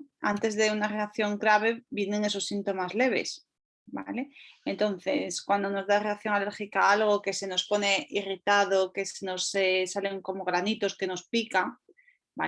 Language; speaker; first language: Spanish; native; Spanish